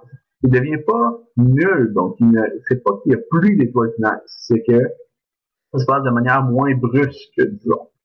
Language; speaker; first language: French; native; French